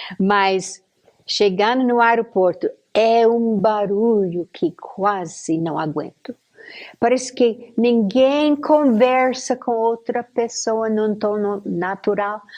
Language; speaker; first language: Portuguese; non-native, fluent; English